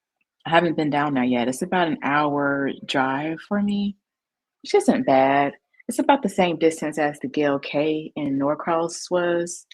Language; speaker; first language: English; native; English